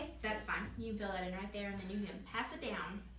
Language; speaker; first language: English; native; English